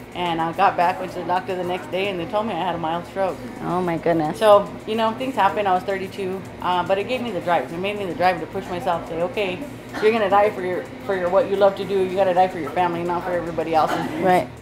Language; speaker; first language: English; native; English